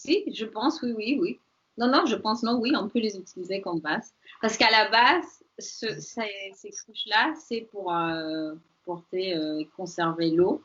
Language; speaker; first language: French; non-native, fluent; Spanish